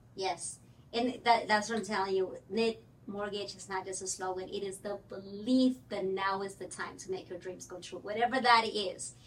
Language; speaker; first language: English; early bilingual, other home language; Spanish